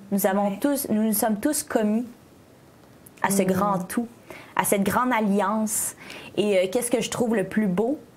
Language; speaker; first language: French; native; French